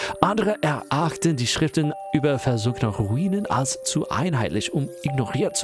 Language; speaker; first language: German; non-native, fluent; English